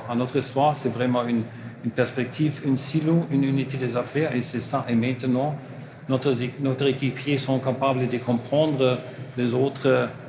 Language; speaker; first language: French; non-native, learner; German